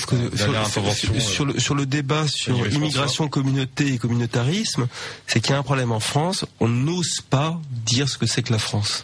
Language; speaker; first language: French; native; French